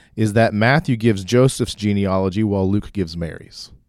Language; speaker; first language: English; native; English